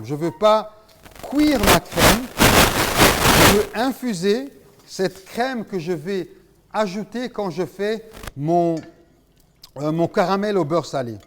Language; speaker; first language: French; native; French